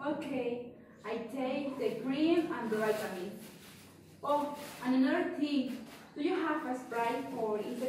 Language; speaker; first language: English; non-native, learner; Spanish